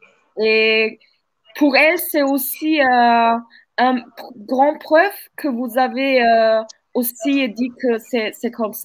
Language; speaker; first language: French; non-native, fluent; Turkish